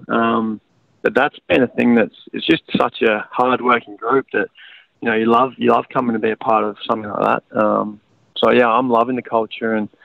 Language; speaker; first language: English; native; English